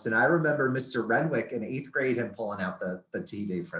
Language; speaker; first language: English; native; English